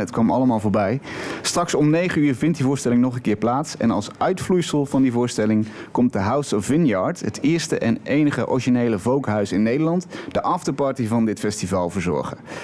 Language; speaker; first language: Dutch; native; Dutch